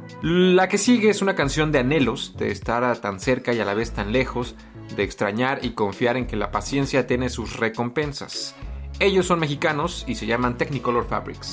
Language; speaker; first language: Spanish; native; Spanish